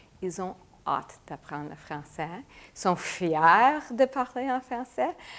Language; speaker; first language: French; non-native, fluent; English